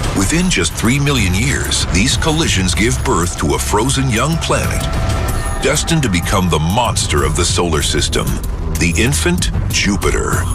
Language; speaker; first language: English; native; English